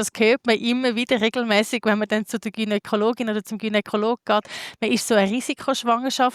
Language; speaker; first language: German; native; German